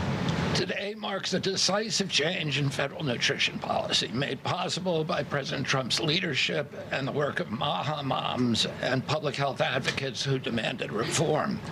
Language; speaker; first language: English; native; English